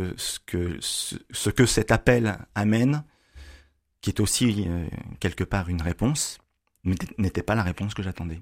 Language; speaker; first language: French; native; French